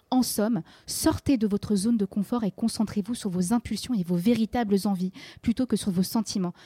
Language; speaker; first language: French; native; French